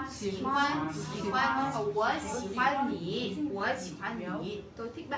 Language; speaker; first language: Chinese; non-native, fluent; Vietnamese